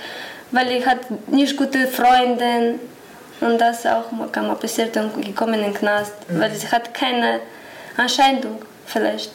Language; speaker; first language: German; non-native, learner; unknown